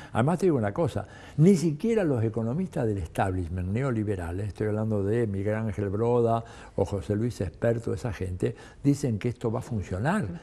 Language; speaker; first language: Spanish; early bilingual, other home language; Italian